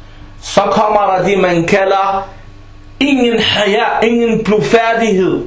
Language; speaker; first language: Danish; early bilingual, other home language; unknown